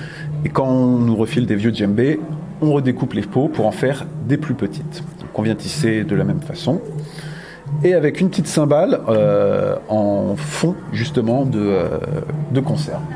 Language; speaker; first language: French; native; French